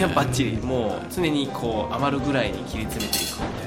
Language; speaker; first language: Japanese; native; Japanese